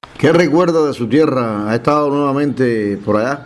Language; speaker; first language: Spanish; native; Spanish